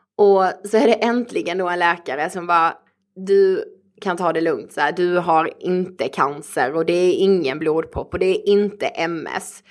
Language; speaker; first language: Swedish; native; Swedish